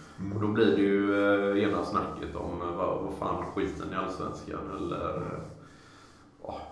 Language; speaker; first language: Swedish; native; Swedish